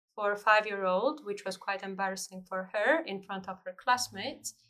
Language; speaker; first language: English; non-native, fluent; Georgian